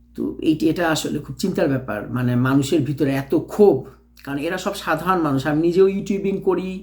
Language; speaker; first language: Bangla; native; Bangla